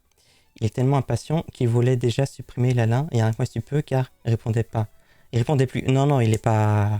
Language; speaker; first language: French; native; French